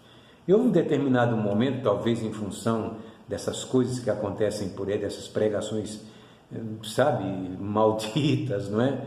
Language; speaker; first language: Portuguese; native; Portuguese